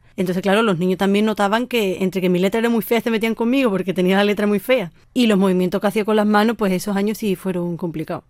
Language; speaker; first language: Spanish; native; Spanish